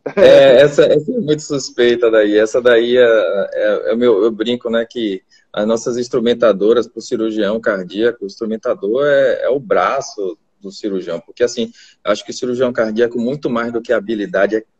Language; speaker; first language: Portuguese; native; Portuguese